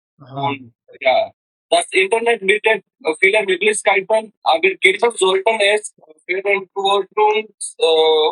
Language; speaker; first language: German; non-native, learner; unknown